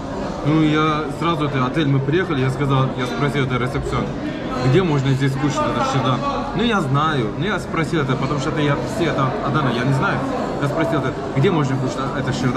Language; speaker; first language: Russian; non-native, learner; Turkish